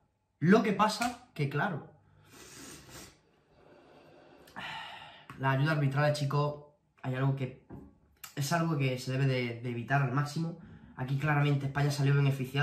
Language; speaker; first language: Spanish; native; Spanish